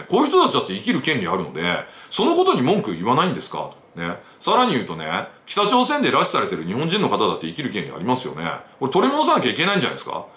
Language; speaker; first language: Japanese; native; Japanese